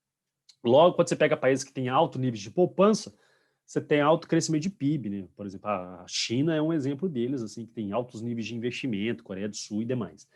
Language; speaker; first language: Portuguese; native; Portuguese